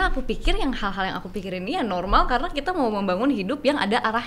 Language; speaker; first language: Indonesian; native; Indonesian